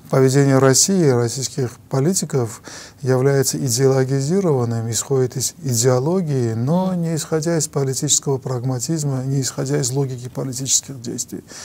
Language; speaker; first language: Russian; non-native, local second language; Armenian